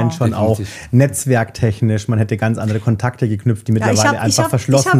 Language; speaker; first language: German; native; German